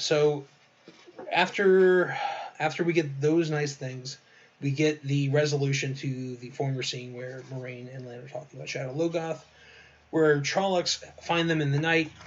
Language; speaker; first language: English; native; English